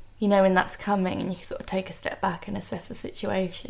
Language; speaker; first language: English; native; English